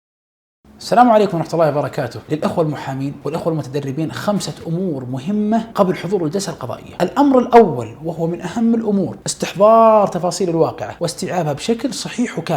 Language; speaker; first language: Arabic; native; Arabic